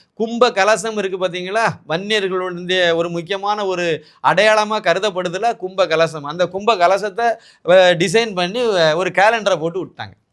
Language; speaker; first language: Tamil; native; Tamil